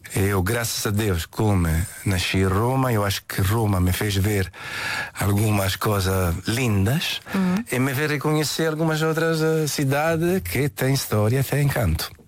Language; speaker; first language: Portuguese; non-native, fluent; Italian